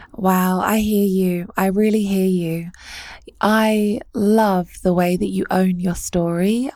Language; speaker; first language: English; native; English